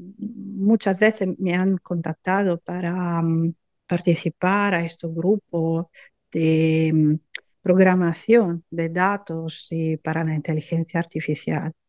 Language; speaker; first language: Spanish; non-native, fluent; Italian